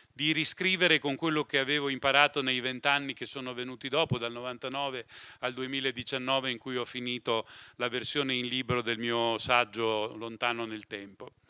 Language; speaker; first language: Italian; native; Italian